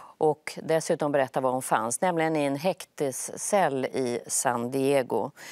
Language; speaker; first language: Swedish; native; Swedish